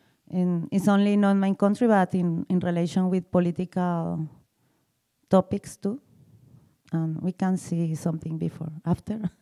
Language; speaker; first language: English; non-native, learner; Spanish